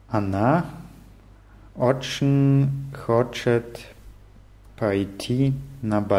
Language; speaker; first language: Russian; non-native, learner; German